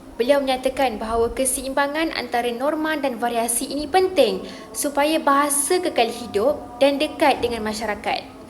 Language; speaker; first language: Malay; native; Malay